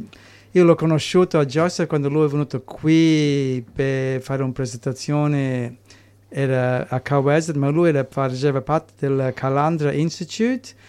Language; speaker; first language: Italian; early bilingual, heritage; English